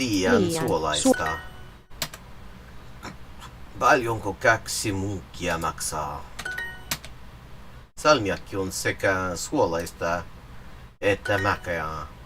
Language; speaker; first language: Finnish; non-native, learner; English